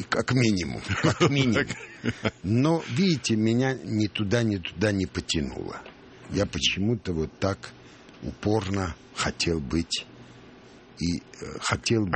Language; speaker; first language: Russian; non-native, local second language; Armenian